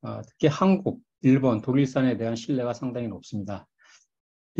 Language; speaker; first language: Korean; native; Korean